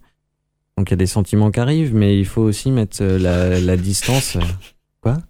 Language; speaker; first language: French; native; French